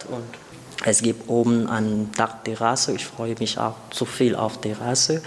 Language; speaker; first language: German; non-native, learner; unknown